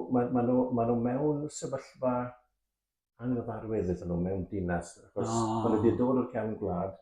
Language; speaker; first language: Welsh; native; Welsh